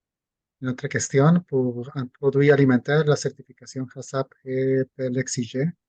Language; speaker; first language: French; non-native, fluent; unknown